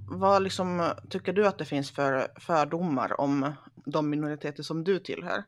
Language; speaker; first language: Swedish; early bilingual, other home language; Finnish